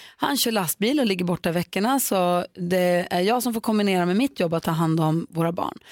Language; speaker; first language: Swedish; native; Swedish